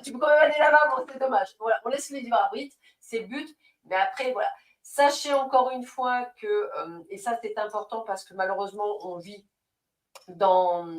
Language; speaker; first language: French; native; French